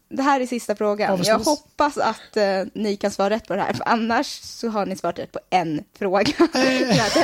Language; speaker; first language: Swedish; native; Swedish